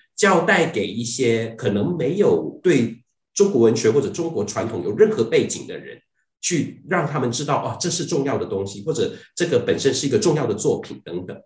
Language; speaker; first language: Chinese; non-native, fluent; Cantonese